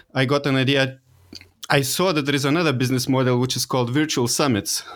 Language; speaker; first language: English; non-native, fluent; Lithuanian